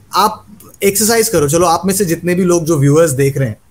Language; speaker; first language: Hindi; native; Hindi